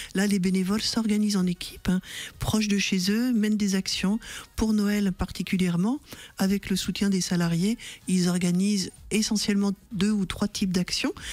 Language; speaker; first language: French; native; French